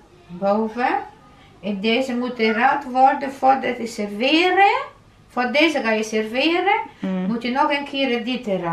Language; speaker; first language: Dutch; non-native, learner; Italian